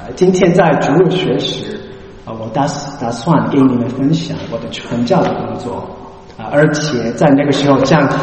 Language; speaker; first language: Chinese; non-native, learner; English